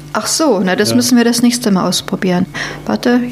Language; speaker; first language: German; native; German